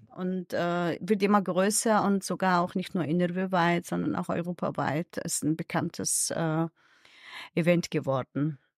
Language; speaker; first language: German; non-native, fluent; Mongolian